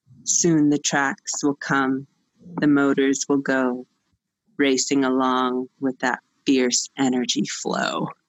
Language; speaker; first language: English; native; English